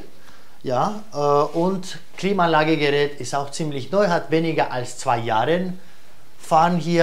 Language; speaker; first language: German; non-native, fluent; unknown